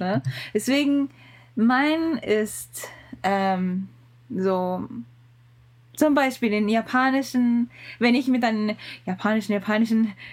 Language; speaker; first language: German; non-native, learner; Japanese